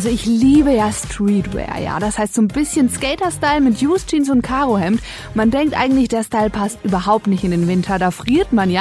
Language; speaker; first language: German; native; German